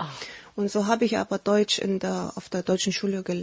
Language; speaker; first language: German; early bilingual, heritage; Korean